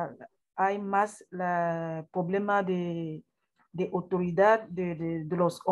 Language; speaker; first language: Spanish; non-native, learner; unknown